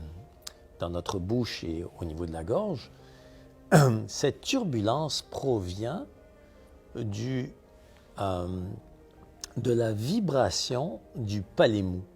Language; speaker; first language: French; native; French